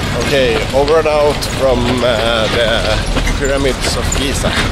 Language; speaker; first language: English; non-native, fluent; Swedish